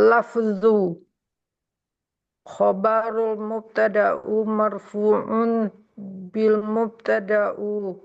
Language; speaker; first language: Arabic; non-native, learner; Indonesian